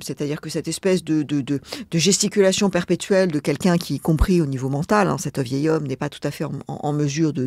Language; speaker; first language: French; native; French